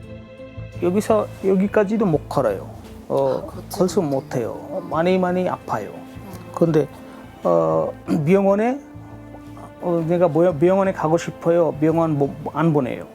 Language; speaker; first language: Korean; non-native, learner; Bangla